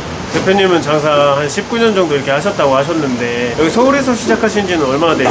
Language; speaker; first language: Korean; native; Korean